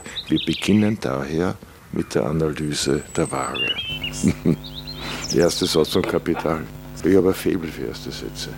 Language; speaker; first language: German; native; German